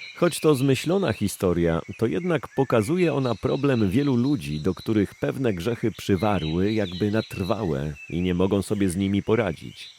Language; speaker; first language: Polish; native; Polish